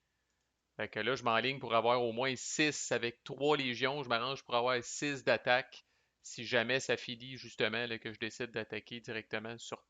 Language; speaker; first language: French; native; French